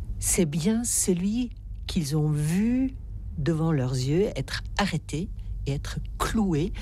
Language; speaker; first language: French; native; French